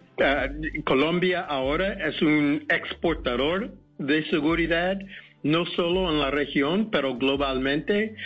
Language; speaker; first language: Spanish; non-native, fluent; English